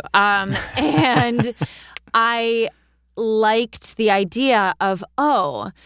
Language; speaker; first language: English; native; English